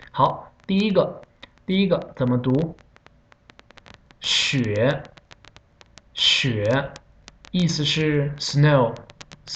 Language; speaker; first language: Chinese; non-native, fluent; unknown